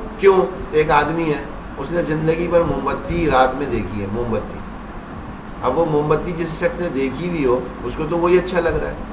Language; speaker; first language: Urdu; native; Urdu